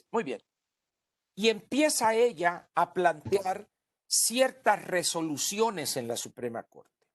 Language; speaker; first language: Spanish; native; Spanish